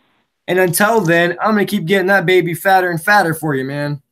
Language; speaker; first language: English; native; English